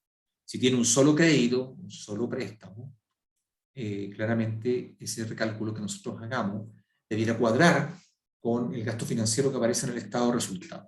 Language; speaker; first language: Spanish; native; Spanish